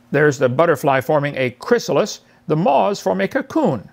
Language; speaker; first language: English; native; English